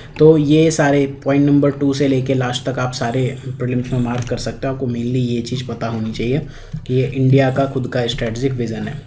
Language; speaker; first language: Hindi; native; Hindi